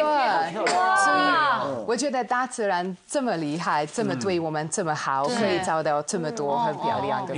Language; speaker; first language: Chinese; non-native, fluent; Hungarian